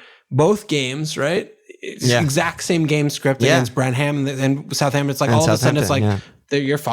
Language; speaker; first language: English; native; English